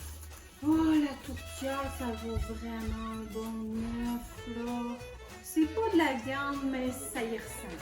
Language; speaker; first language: French; native; French